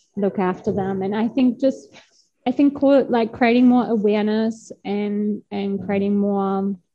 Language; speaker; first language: English; non-native, fluent; German